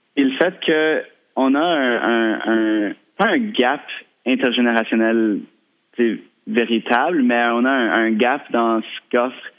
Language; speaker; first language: French; native; French